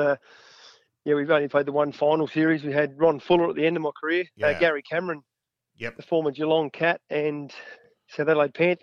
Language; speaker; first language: English; native; English